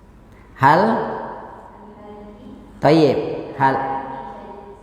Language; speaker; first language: Arabic; non-native, fluent; Indonesian